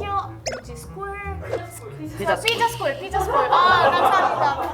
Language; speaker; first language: Korean; early bilingual, other home language; Italian